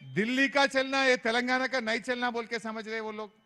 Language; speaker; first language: Hindi; non-native, local second language; Telugu